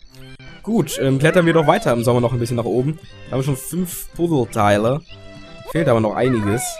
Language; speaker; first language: German; native; German